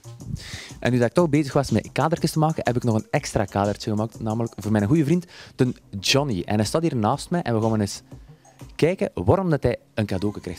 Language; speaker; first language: Dutch; native; Dutch